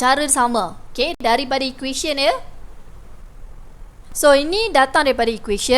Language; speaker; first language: Malay; native; Malay